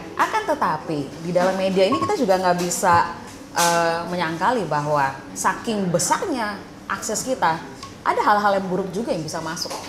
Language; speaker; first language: Indonesian; native; Indonesian